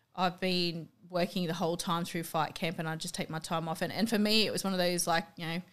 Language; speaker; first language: English; native; English